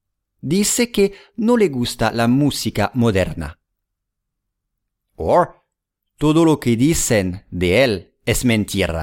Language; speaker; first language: Spanish; non-native, fluent; English